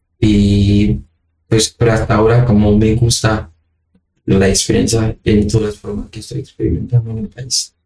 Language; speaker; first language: Spanish; non-native, fluent; Haitian Creole